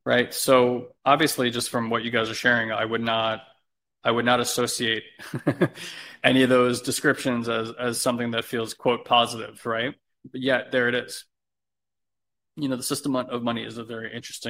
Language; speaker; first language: English; native; English